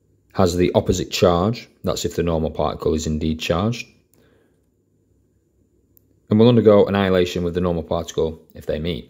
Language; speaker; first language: English; native; English